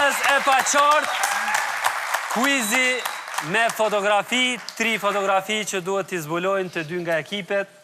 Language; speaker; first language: Albanian; native; Albanian